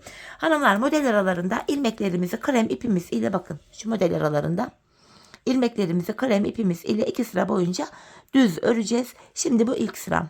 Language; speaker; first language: Turkish; native; Turkish